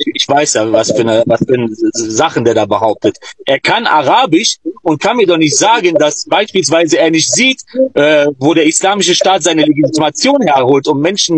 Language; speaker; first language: German; native; German